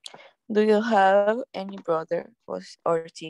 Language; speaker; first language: English; non-native, learner; Spanish